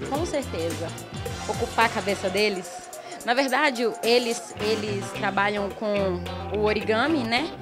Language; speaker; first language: Portuguese; native; Portuguese